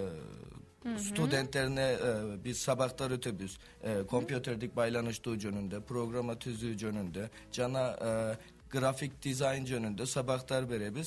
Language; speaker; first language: Kyrgyz; non-native, learner; Turkish